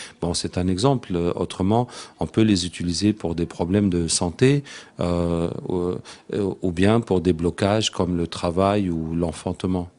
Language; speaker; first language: French; non-native, local second language; Arabic